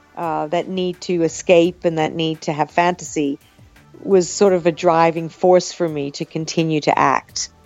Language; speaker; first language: English; native; English